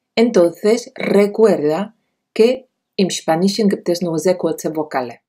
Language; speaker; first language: Spanish; non-native, fluent; Czech